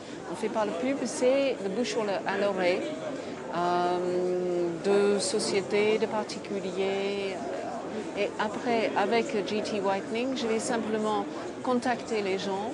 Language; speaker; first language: French; non-native, fluent; English